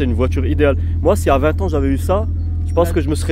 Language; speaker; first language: French; native; French